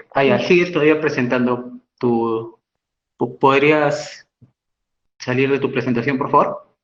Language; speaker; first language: Spanish; native; Spanish